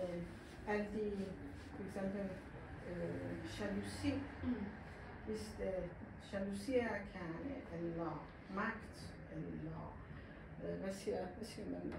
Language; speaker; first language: Danish; non-native, learner; Persian